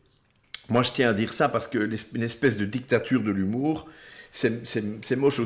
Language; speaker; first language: French; native; French